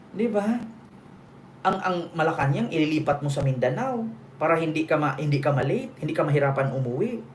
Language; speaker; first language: Filipino; non-native, local second language; Cebuano